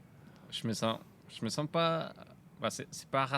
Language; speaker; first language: French; non-native, fluent; Spanish